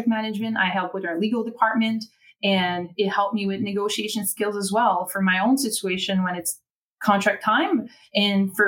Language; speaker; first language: English; non-native, fluent; French